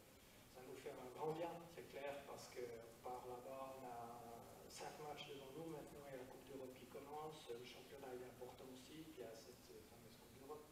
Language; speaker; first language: French; native; French